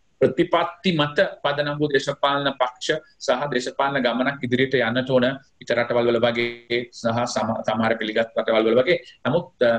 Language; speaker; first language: Sinhala; non-native, local second language; Tamil